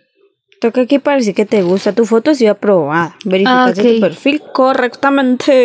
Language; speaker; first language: Spanish; native; Spanish